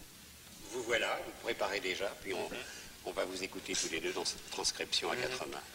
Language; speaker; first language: French; native; French